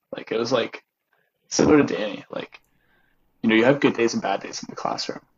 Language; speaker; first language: English; native; English